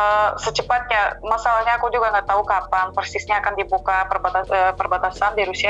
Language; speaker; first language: Indonesian; non-native, fluent; Russian